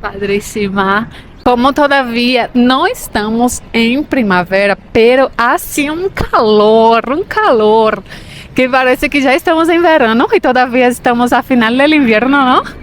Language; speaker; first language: Spanish; non-native, fluent; Portuguese